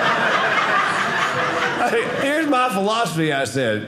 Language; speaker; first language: English; native; English